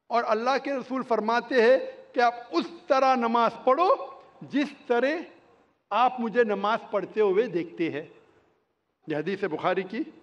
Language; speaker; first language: Hindi; non-native, local second language; Konkani